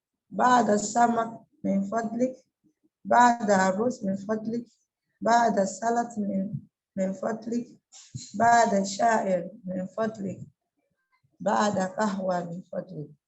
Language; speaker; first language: Arabic; non-native, learner; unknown